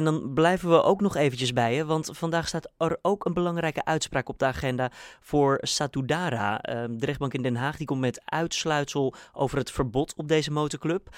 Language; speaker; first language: Dutch; native; Dutch